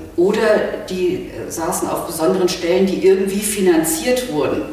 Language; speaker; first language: German; native; German